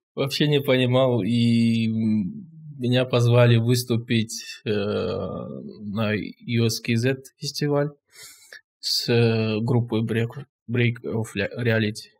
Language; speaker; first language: Russian; non-native, local second language; Kazakh